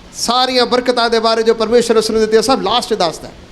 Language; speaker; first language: Hindi; non-native, local second language; Punjabi